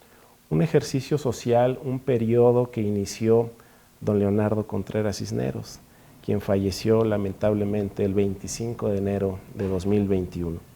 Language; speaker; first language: Spanish; native; Spanish